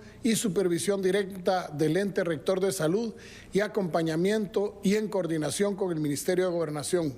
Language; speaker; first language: Spanish; native; Spanish